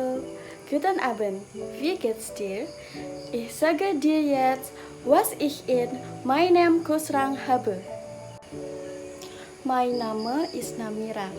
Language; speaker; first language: German; non-native, learner; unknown